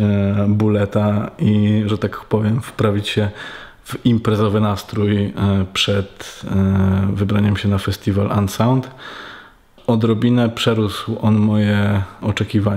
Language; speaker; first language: Polish; native; Polish